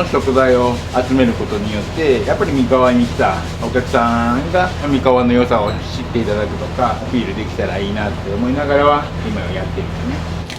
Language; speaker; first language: Japanese; native; Japanese